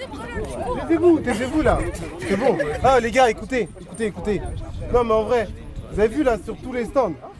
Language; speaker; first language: French; native; French